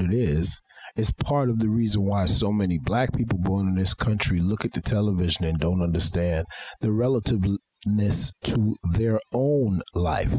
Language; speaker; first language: English; native; English